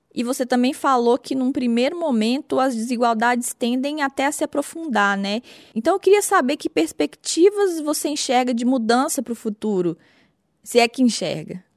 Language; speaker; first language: Portuguese; native; Portuguese